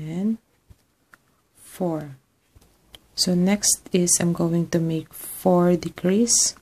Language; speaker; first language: English; non-native, fluent; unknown